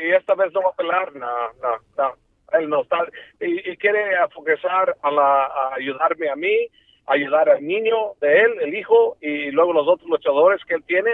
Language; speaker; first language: Spanish; early bilingual, heritage; Spanish